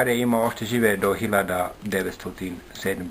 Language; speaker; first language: Bulgarian; non-native, learner; Finnish